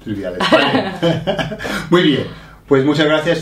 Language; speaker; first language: Spanish; non-native, fluent; English